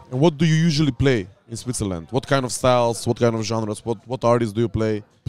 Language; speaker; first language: English; non-native, fluent; Macedonian